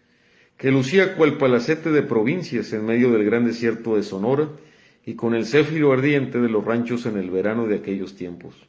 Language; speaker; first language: Spanish; native; Spanish